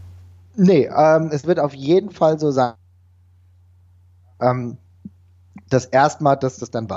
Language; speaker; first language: German; native; German